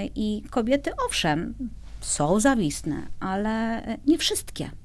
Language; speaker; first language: Polish; native; Polish